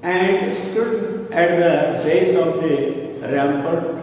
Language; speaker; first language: English; non-native, local second language; Kannada